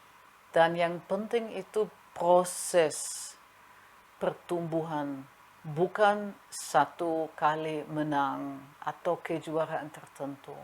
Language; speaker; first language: Indonesian; non-native, fluent; German